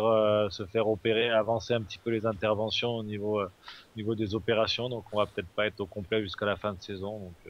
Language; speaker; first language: French; native; French